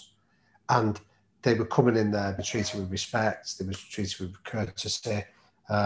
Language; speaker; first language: English; native; English